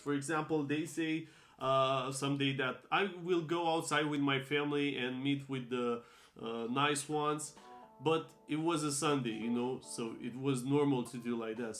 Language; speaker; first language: English; non-native, fluent; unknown